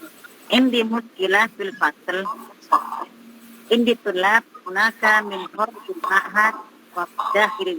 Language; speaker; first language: Arabic; non-native, learner; Indonesian